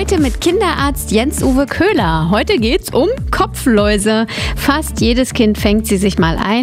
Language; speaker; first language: German; native; German